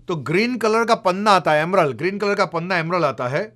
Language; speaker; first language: Hindi; non-native, local second language; Gujarati